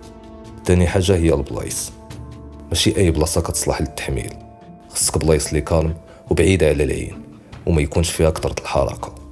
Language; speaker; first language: Arabic; native; Arabic